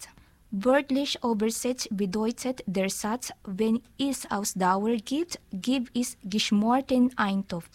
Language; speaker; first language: German; non-native, learner; Filipino